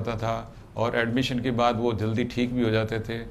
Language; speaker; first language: Hindi; native; Hindi